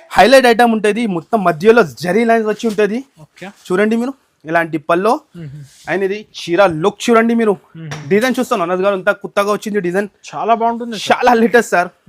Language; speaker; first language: Telugu; non-native, local second language; Urdu